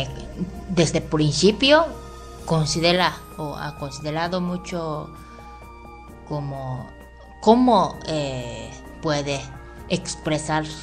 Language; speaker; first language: Spanish; non-native, fluent; Japanese